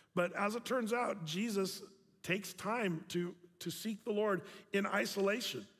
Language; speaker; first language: English; native; English